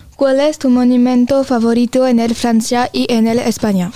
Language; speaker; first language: Spanish; non-native, learner; French